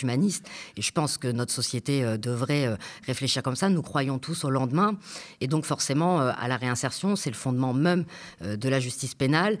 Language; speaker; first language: French; native; French